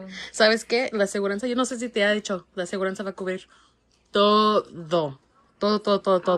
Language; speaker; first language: Spanish; early bilingual, heritage; Spanish